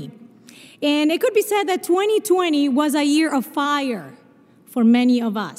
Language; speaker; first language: English; non-native, fluent; Spanish